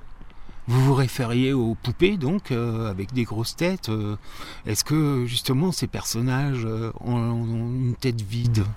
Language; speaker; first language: French; native; French